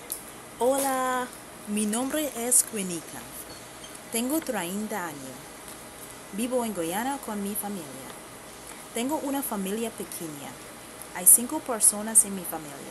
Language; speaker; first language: Spanish; non-native, learner; English